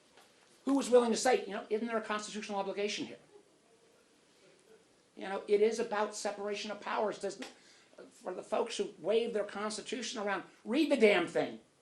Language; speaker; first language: English; native; English